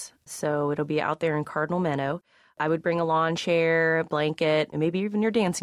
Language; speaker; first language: English; native; English